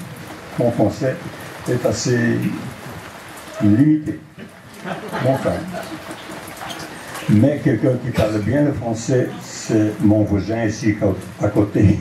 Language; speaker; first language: French; non-native, local second language; Dutch